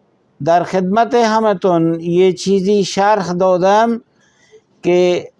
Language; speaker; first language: Persian; non-native, fluent; Urdu